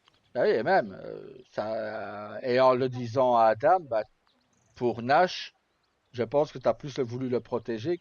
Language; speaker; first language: French; native; French